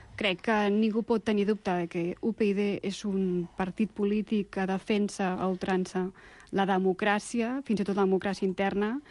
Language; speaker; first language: Catalan; non-native, local second language; Spanish